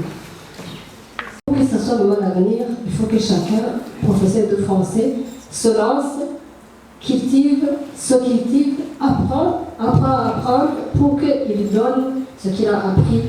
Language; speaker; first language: French; non-native, local second language; Rundi